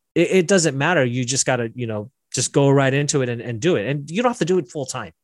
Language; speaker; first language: English; native; English